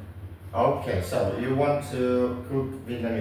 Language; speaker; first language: English; non-native, learner; Vietnamese